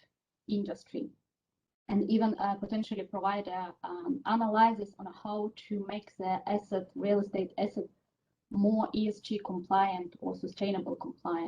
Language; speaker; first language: English; non-native, fluent; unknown